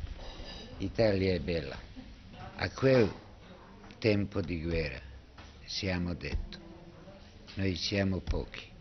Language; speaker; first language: Italian; non-native, learner; Bosnian